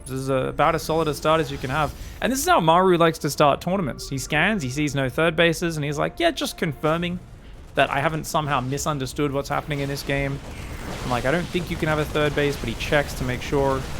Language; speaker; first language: English; native; English